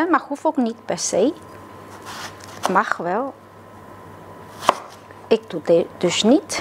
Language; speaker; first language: Dutch; non-native, fluent; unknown